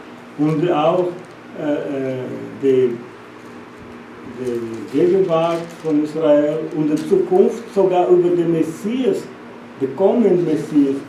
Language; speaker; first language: German; non-native, learner; Portuguese